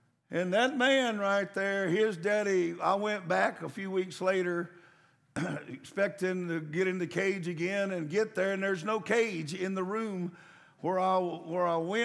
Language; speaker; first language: English; native; English